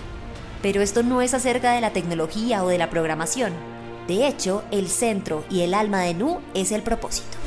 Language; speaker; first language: Spanish; native; Spanish